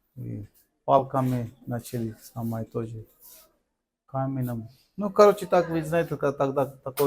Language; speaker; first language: Russian; non-native, learner; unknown